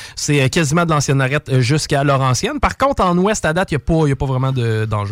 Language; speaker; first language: French; native; French